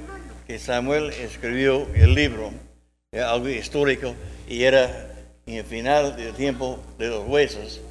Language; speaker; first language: Spanish; non-native, learner; English